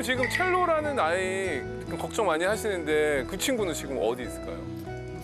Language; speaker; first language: Korean; native; Korean